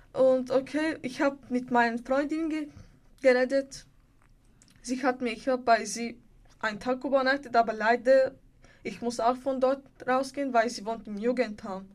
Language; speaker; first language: German; non-native, learner; Bulgarian